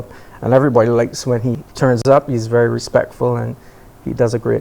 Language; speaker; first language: English; native; English